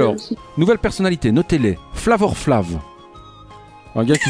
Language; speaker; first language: French; native; French